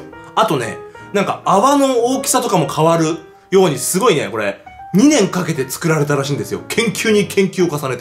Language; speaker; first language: Japanese; native; Japanese